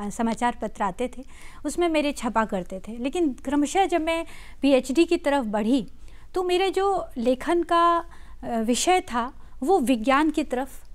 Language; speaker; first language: Hindi; native; Hindi